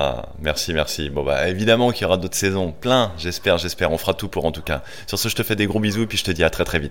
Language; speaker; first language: French; native; French